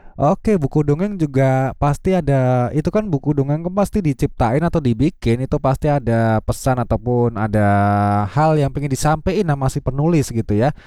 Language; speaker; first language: Indonesian; native; Indonesian